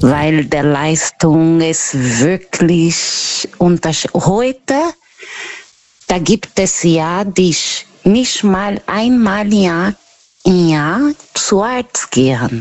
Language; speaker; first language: German; non-native, learner; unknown